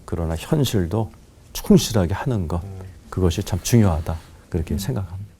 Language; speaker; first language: Korean; native; Korean